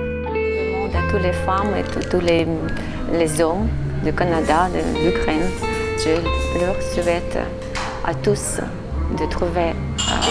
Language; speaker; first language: French; non-native, fluent; Russian